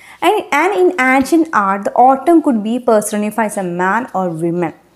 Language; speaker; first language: English; non-native, local second language; Malayalam